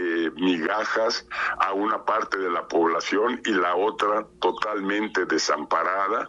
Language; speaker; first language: Spanish; native; Spanish